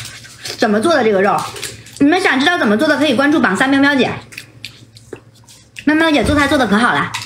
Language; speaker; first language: Chinese; native; Chinese